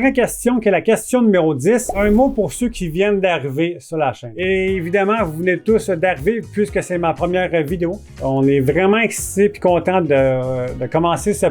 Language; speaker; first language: French; native; French